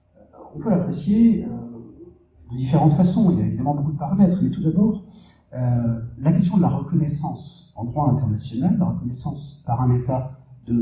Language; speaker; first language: French; native; French